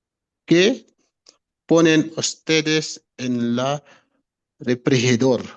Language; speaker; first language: Spanish; non-native, learner; Filipino